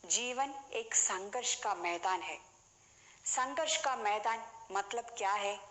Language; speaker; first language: Hindi; non-native, local second language; Malayalam